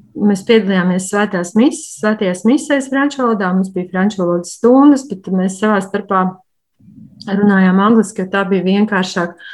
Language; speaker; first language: Latvian; native; Latvian